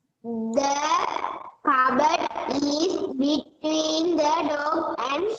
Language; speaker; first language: English; non-native, learner; Sinhala